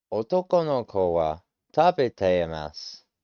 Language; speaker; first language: Japanese; non-native, learner; English